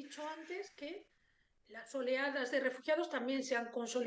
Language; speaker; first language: Spanish; native; Spanish